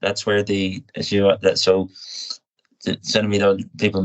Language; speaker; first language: English; native; English